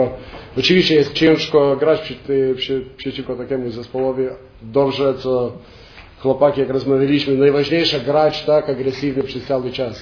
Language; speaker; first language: Polish; non-native, learner; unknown